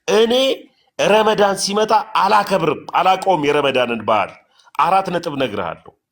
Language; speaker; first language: Amharic; non-native, local second language; Oromo